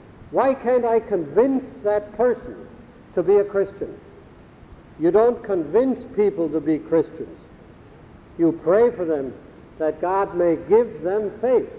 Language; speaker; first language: English; early bilingual, other home language; German